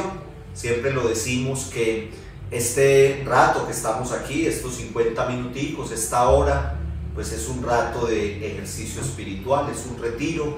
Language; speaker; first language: Spanish; native; Spanish